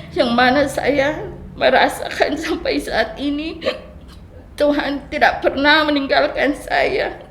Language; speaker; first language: Indonesian; non-native, fluent; Filipino